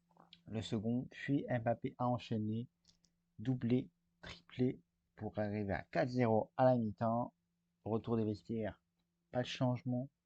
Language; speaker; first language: French; native; French